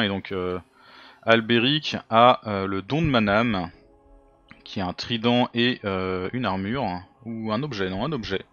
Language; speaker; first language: French; native; French